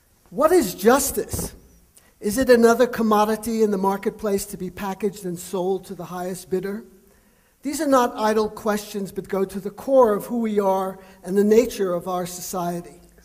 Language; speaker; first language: English; native; English